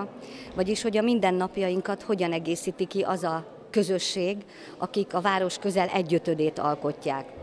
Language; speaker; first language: Hungarian; native; Hungarian